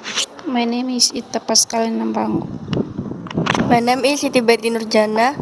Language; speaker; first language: English; non-native, learner; Indonesian